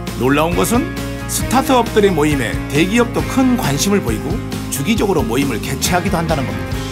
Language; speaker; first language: Korean; native; Korean